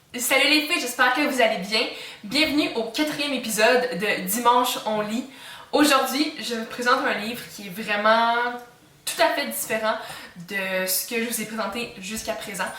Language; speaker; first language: French; native; French